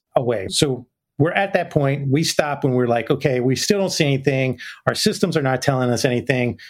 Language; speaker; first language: English; native; English